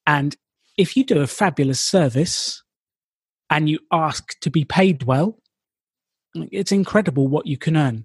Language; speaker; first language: English; native; English